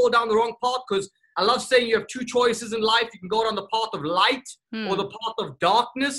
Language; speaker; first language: English; native; English